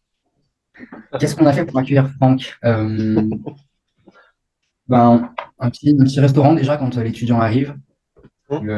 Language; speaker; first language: French; native; French